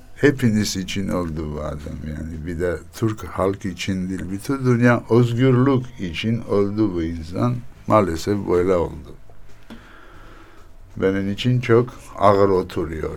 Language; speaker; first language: Turkish; non-native, learner; Armenian